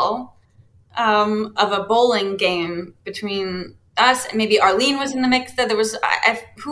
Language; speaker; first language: English; native; English